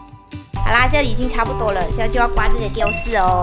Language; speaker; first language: Chinese; native; Chinese